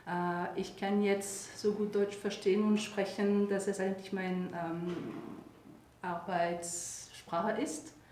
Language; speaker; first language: German; non-native, fluent; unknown